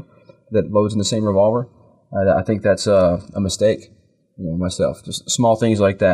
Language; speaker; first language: English; native; English